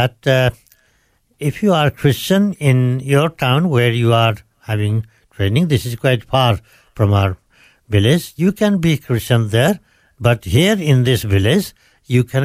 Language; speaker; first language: English; non-native, local second language; Nepali